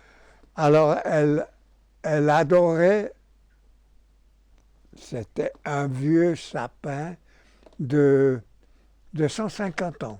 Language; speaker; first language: French; non-native, local second language; German